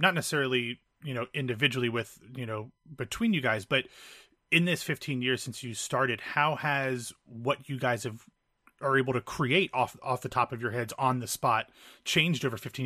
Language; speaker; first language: English; native; English